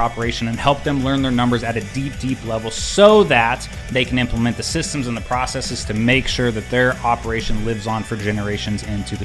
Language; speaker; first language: English; native; English